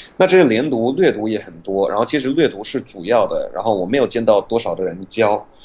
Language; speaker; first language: Chinese; non-native, fluent; English